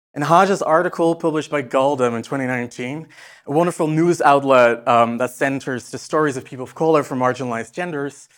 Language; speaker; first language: English; non-native, fluent; Dutch